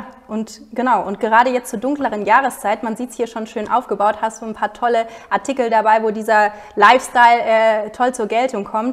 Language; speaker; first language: German; native; German